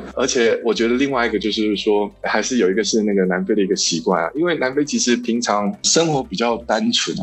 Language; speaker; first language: Chinese; early bilingual, heritage; Chinese